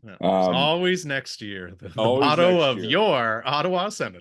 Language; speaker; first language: English; native; English